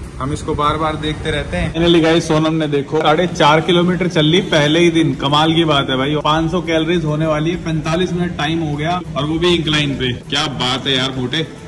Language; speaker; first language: Hindi; native; Hindi